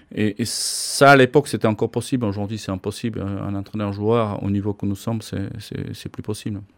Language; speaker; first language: French; non-native, fluent; Slovak